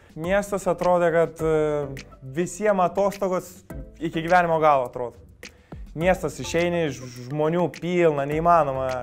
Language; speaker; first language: Lithuanian; native; Lithuanian